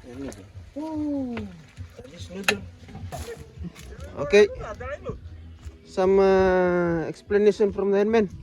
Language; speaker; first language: English; non-native, local second language; Fijian